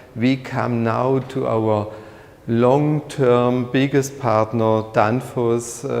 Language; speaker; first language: English; non-native, fluent; German